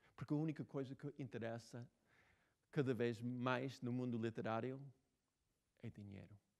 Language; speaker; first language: Portuguese; non-native, fluent; English